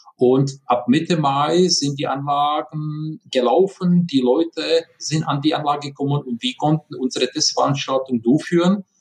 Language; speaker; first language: German; non-native, fluent; Czech